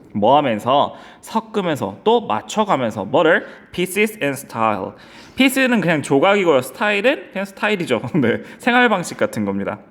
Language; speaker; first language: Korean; native; Korean